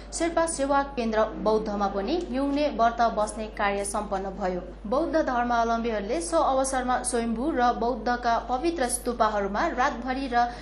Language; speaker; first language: Nepali; non-native, local second language; Sherpa